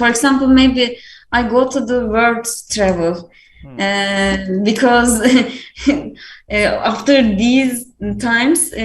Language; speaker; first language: English; non-native, learner; Turkish